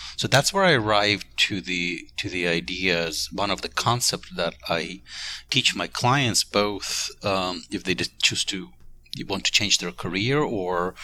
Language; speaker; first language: English; non-native, fluent; Ukrainian